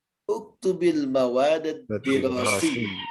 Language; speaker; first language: Arabic; non-native, fluent; Indonesian